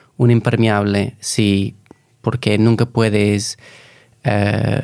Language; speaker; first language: Spanish; non-native, fluent; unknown